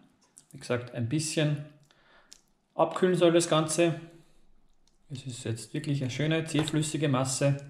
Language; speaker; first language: German; native; German